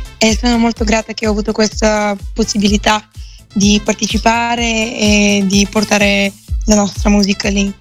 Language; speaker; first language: Italian; non-native, fluent; Bulgarian